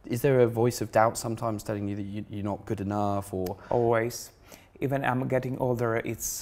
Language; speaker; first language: English; non-native, fluent; Polish